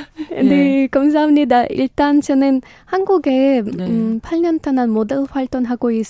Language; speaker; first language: Korean; non-native, learner; Ukrainian